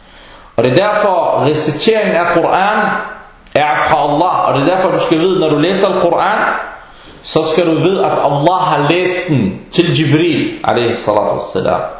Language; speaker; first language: Danish; early bilingual, other home language; Arabic